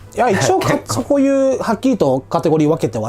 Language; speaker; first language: Japanese; native; Japanese